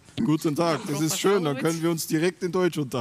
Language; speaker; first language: German; native; German